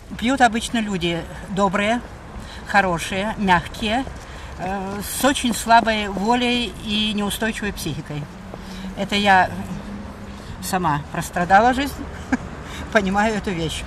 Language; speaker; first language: Russian; native; Russian